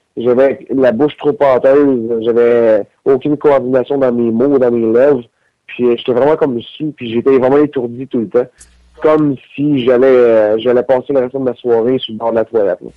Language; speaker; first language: French; native; French